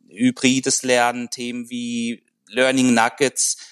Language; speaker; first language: German; native; German